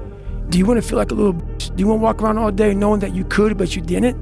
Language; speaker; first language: English; native; English